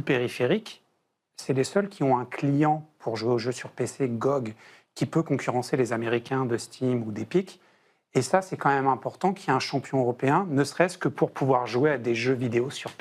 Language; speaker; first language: French; native; French